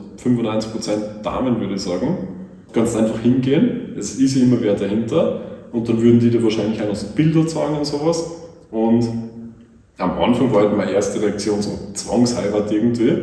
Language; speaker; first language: German; native; German